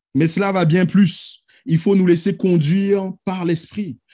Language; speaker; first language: French; native; French